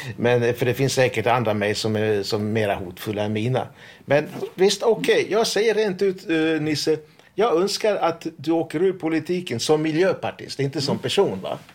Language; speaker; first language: Swedish; early bilingual, other home language; Hungarian